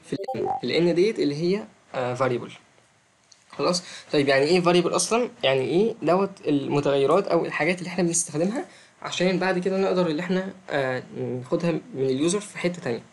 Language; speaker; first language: Arabic; native; Arabic